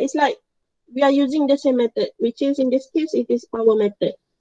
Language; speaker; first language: English; non-native, local second language; Malay